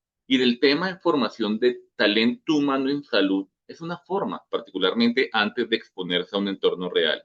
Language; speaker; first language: Spanish; native; Spanish